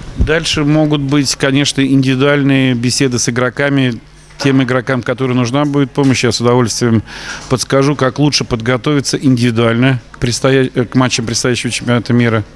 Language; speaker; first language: Russian; native; Russian